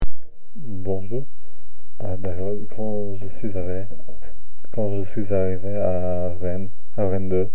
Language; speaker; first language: French; non-native, learner; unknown